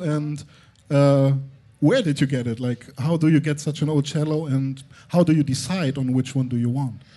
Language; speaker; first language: English; non-native, fluent; German